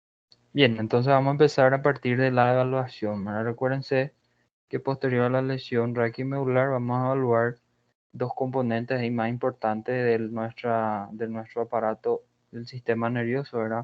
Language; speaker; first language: Spanish; non-native, fluent; Portuguese